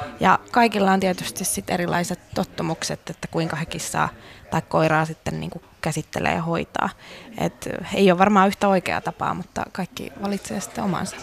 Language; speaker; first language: Finnish; native; Finnish